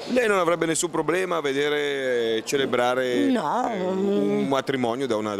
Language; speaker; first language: Italian; native; Italian